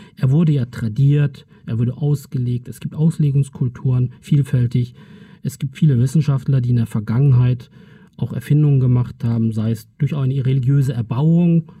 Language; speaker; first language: German; early bilingual, other home language; Turkish